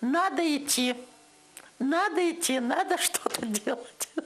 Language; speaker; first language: Russian; native; Russian